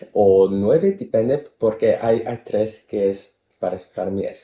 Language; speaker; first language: Spanish; non-native, fluent; Cantonese